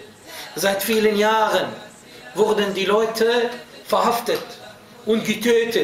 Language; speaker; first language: German; non-native, fluent; Arabic